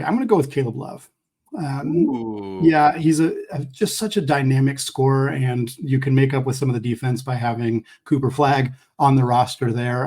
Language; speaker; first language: English; native; English